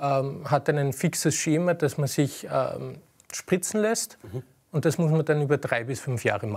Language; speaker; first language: German; native; German